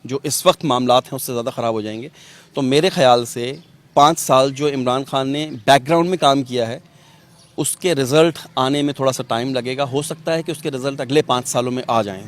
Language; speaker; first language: Urdu; non-native, local second language; Punjabi